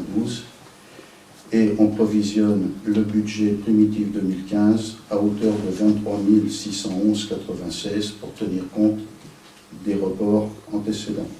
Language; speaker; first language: French; native; French